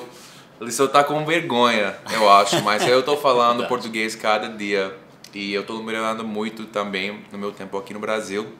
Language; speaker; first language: Portuguese; non-native, fluent; English